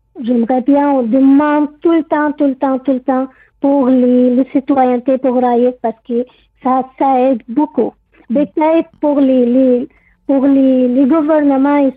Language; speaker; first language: French; non-native, learner; Arabic